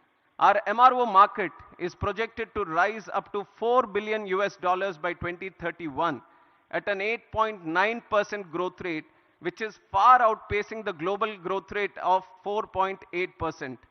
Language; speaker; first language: English; non-native, local second language; Telugu